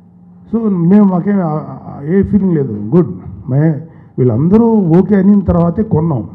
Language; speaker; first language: Telugu; native; Telugu